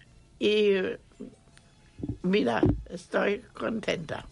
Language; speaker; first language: Spanish; non-native, fluent; German